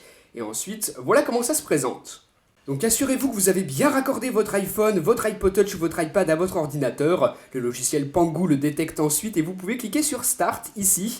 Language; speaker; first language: French; native; French